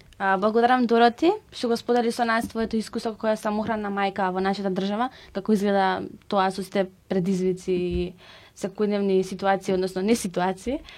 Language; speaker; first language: Macedonian; native; Macedonian